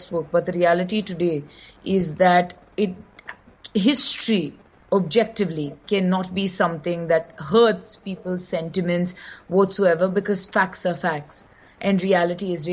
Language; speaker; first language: English; non-native, local second language; Kannada